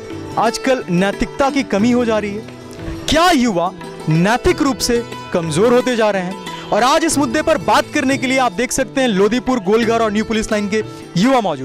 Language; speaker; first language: Hindi; native; Hindi